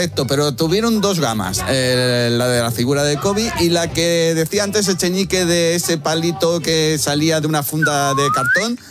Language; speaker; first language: Spanish; native; Spanish